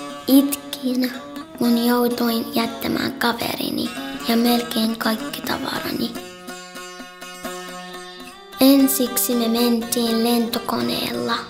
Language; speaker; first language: Finnish; non-native, learner; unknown